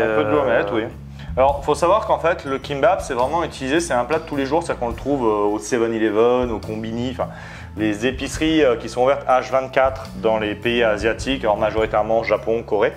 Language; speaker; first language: French; native; French